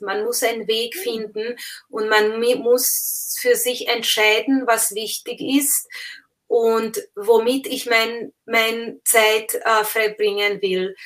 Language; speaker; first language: German; non-native, fluent; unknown